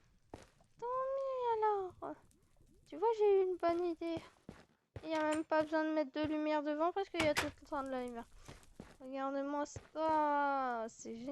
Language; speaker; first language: French; native; French